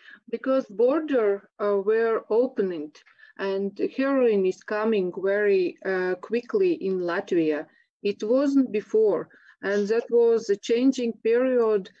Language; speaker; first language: English; non-native, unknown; Latvian